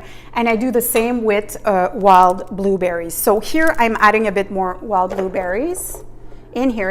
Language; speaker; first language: English; native; English